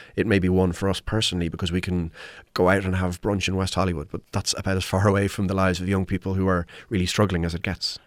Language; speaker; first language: English; native; English